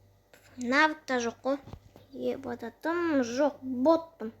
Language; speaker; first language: Kazakh; native; Kazakh